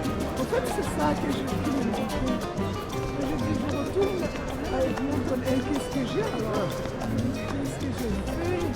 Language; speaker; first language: French; non-native, local second language; Kinyarwanda